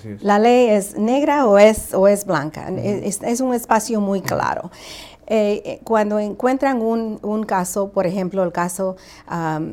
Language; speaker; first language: Spanish; early bilingual, heritage; Spanish